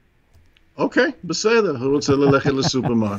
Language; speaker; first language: Hebrew; non-native, fluent; English